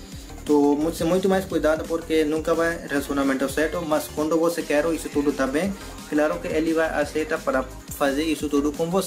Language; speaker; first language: Portuguese; non-native, learner; Hindi